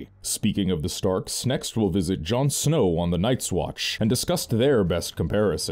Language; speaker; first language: English; native; English